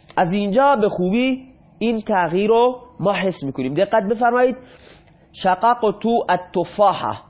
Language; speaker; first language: Persian; non-native, local second language; Baluchi